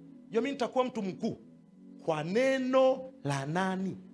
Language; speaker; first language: Swahili; native; Swahili